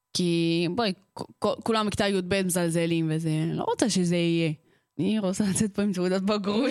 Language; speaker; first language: Hebrew; early bilingual, other home language; Russian